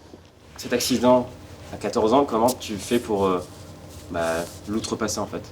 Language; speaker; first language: French; native; French